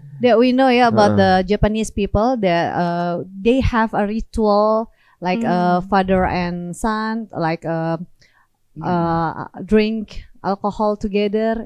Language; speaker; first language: English; non-native, learner; Indonesian